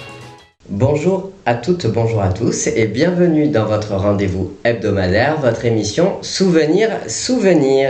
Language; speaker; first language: French; native; French